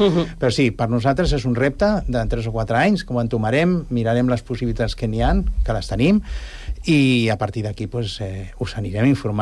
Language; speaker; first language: Catalan; native; Catalan